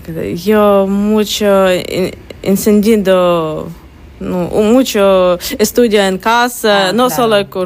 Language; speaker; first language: Spanish; non-native, learner; Ukrainian